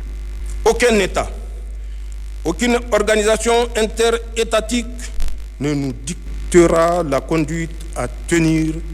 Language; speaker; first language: French; non-native, local second language; Hausa